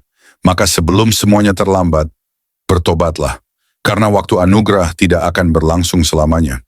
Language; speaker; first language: Indonesian; native; Indonesian